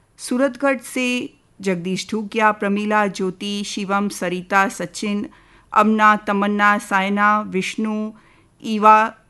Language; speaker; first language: Hindi; native; Hindi